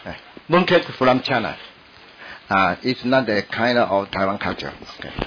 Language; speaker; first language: English; non-native, learner; Min Nan Chinese